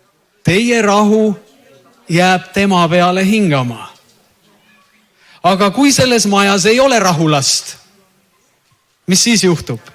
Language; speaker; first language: Estonian; native; Estonian